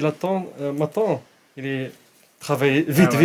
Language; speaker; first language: French; non-native, learner; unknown